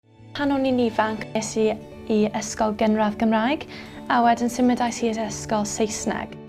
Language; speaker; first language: Welsh; non-native, local second language; English